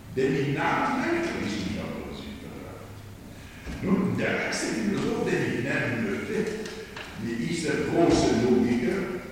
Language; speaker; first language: German; non-native, fluent; Polish